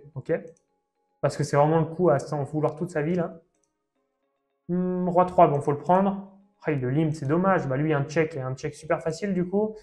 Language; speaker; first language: French; native; French